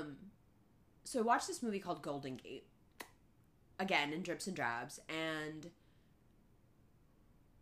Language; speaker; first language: English; early bilingual, other home language; Urdu